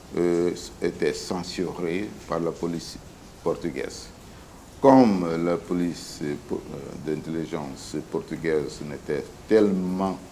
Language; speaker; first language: French; non-native, fluent; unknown